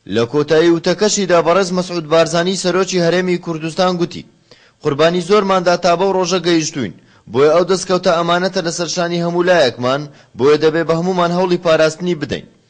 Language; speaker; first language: Central Kurdish; native; Central Kurdish